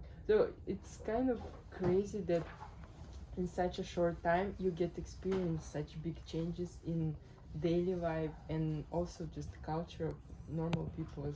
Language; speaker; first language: English; non-native, fluent; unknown